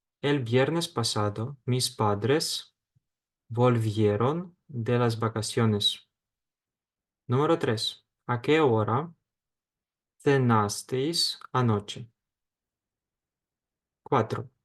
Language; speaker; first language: Spanish; non-native, fluent; Ukrainian